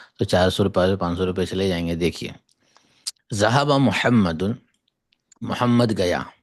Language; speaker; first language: Urdu; native; Urdu